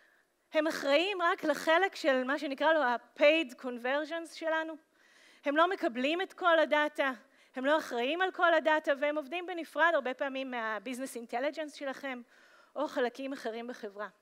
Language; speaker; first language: Hebrew; native; Hebrew